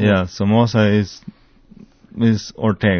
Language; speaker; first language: English; non-native, fluent; Spanish